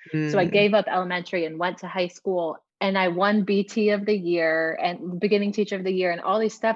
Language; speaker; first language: English; native; English